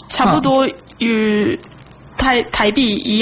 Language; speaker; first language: Chinese; non-native, fluent; Japanese